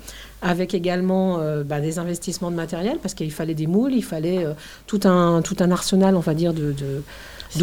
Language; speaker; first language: French; native; French